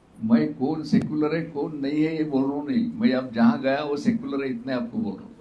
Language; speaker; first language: Hindi; non-native, local second language; Marathi